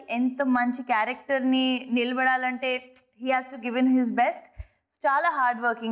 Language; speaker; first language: Telugu; non-native, fluent; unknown